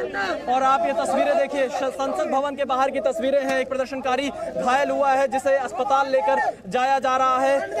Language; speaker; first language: Hindi; native; Hindi